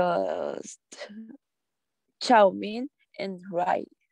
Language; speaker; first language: English; non-native, learner; Spanish